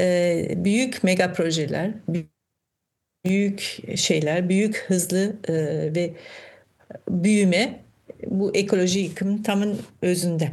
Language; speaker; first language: Turkish; non-native, fluent; German